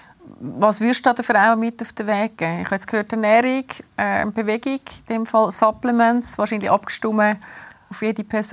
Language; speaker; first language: German; native; German